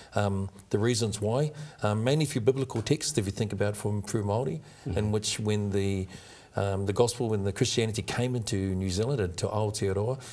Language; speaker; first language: English; native; English